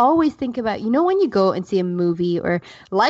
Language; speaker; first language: English; native; English